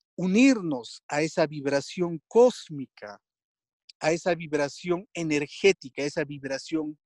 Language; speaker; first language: Spanish; non-native, local second language; Quechua